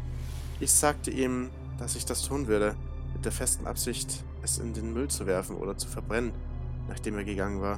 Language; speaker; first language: German; native; German